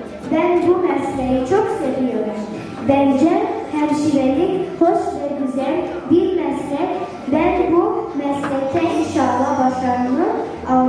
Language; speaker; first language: Turkish; non-native, learner; Kurdish